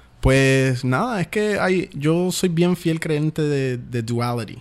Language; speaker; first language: Spanish; native; Spanish